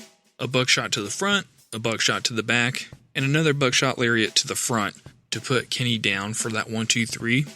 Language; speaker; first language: English; native; English